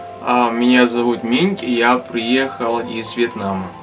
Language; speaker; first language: Russian; non-native, learner; Vietnamese